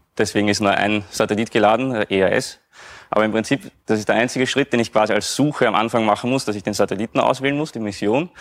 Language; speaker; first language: German; native; German